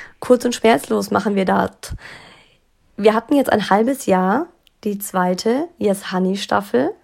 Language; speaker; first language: German; native; German